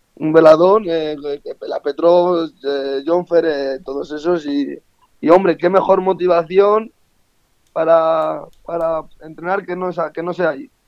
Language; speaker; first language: Spanish; native; Spanish